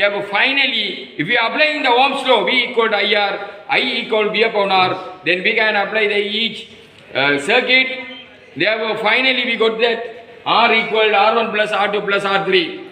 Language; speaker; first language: English; non-native, local second language; Tamil